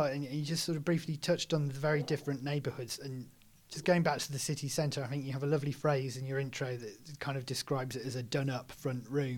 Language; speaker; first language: English; native; English